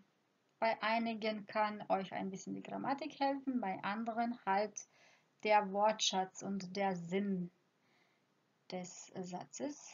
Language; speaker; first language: German; non-native, fluent; Croatian